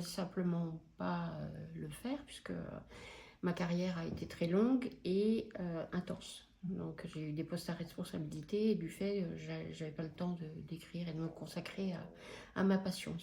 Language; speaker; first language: French; native; French